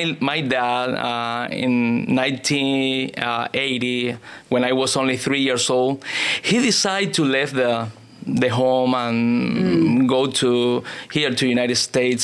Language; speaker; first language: English; non-native, learner; Spanish